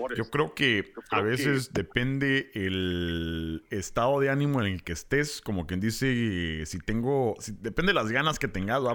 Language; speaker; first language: Spanish; native; Spanish